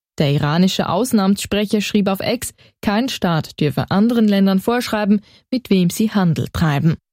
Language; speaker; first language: German; native; German